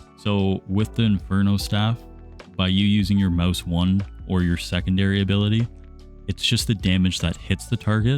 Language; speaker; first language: English; native; English